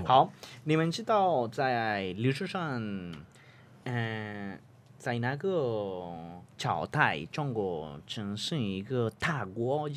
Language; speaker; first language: Chinese; non-native, fluent; Spanish